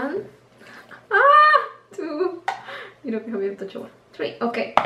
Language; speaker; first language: Korean; non-native, learner; Spanish